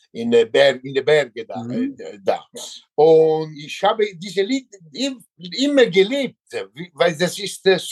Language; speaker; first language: German; non-native, learner; Italian